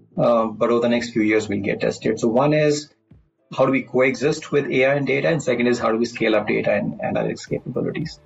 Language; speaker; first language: English; non-native, local second language; Hindi